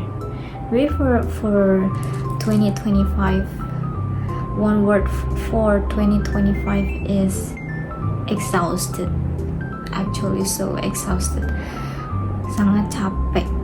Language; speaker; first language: English; non-native, learner; Indonesian